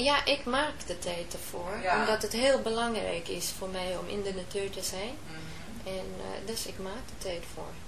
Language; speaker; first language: Dutch; non-native, fluent; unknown